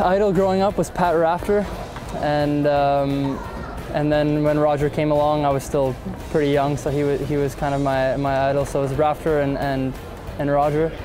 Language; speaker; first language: English; native; English